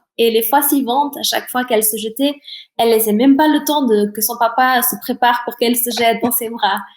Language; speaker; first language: French; early bilingual, other home language; Portuguese